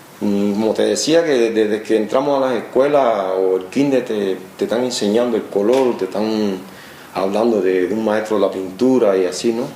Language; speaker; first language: Spanish; native; Spanish